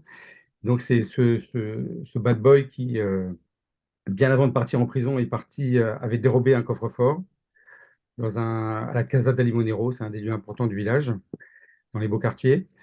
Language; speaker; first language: French; native; French